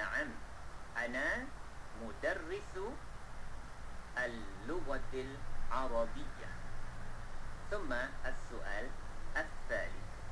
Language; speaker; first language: Arabic; non-native, fluent; Malay